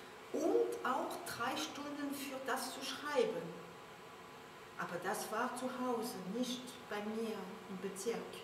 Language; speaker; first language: German; non-native, learner; French